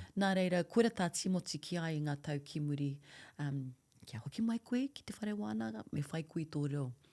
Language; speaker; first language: Māori; non-native, local second language; English